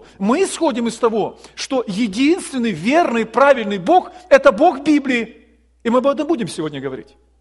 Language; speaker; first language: Russian; native; Russian